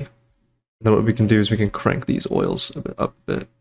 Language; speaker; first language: English; native; English